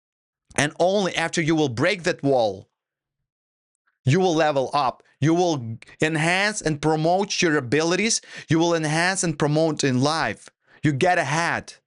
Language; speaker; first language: English; non-native, fluent; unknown